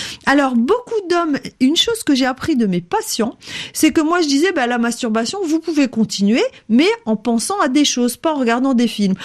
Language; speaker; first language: French; native; French